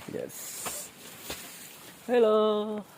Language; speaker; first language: English; non-native, local second language; Khmer